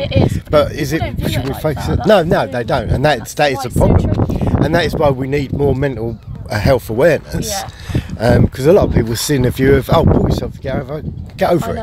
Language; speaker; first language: English; native; English